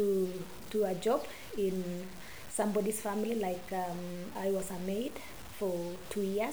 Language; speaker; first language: English; non-native, local second language; Kalenjin